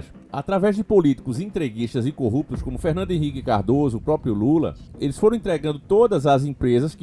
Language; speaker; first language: Portuguese; native; Portuguese